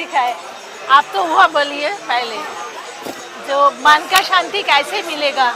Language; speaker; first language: Hindi; non-native, local second language; Bangla